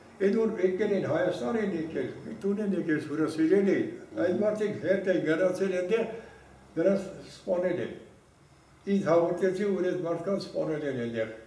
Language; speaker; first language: Armenian; non-native, local second language; Kurdish